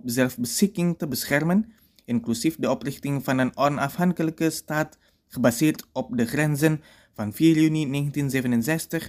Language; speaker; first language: Dutch; non-native, fluent; Indonesian